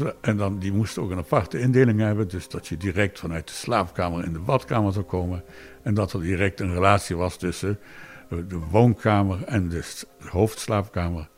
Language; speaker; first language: Dutch; native; Dutch